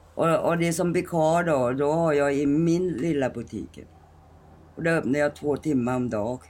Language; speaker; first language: Swedish; non-native, fluent; Thai